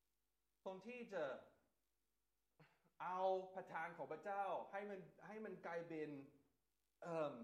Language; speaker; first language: Thai; non-native, fluent; English